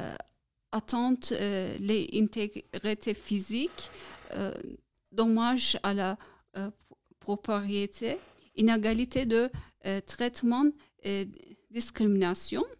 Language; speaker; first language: French; non-native, learner; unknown